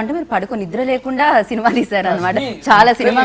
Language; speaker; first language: Telugu; native; Telugu